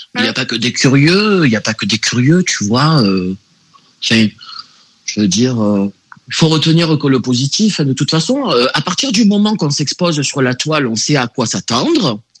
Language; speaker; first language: French; native; French